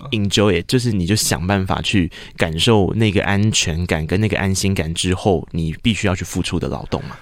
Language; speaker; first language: Chinese; non-native, local second language; Min Nan Chinese